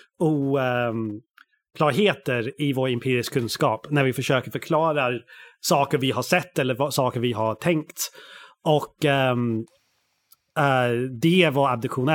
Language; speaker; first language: Swedish; non-native, fluent; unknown